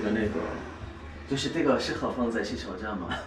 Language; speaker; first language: Chinese; non-native, fluent; Arabic